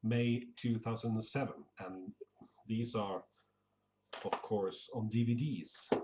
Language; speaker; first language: English; non-native, fluent; Swedish